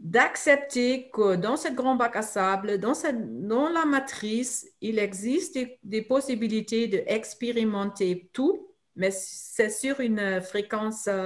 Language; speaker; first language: French; non-native, fluent; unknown